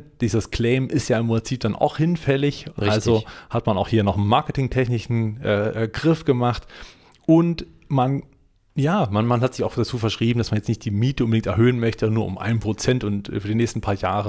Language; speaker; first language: German; native; German